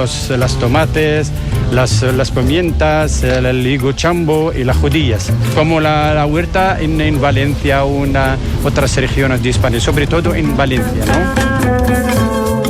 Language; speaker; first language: Spanish; non-native, fluent; Arabic